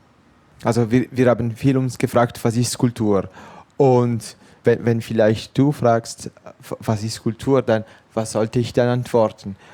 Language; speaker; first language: German; non-native, fluent; Italian